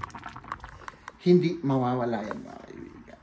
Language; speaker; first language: Filipino; native; Filipino